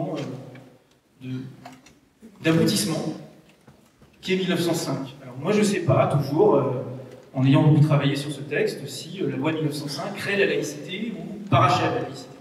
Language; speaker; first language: French; native; French